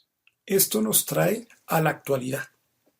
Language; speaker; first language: Spanish; native; Spanish